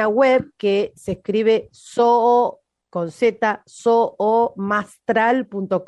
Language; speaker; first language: Spanish; native; Spanish